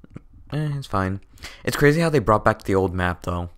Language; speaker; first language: English; native; English